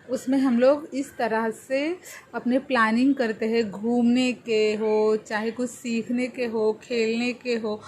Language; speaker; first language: Hindi; non-native, local second language; Marathi